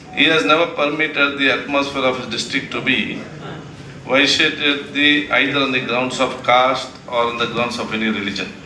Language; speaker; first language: English; non-native, local second language; Kannada